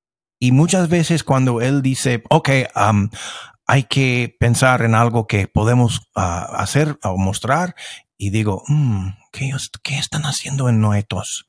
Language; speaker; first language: Spanish; non-native, fluent; English